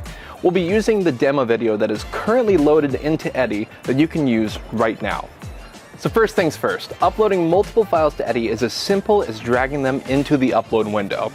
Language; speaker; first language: English; native; English